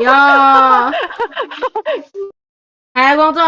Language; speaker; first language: Chinese; early bilingual, heritage; Chinese